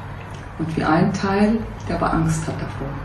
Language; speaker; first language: German; native; German